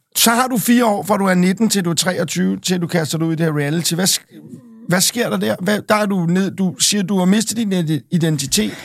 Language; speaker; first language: Danish; native; Danish